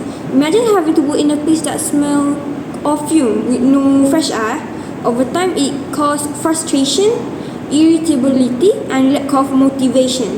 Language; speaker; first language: English; non-native, learner; Malay